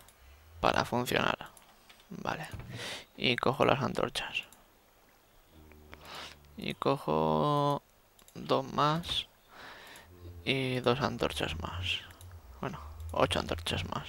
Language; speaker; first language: Spanish; native; Spanish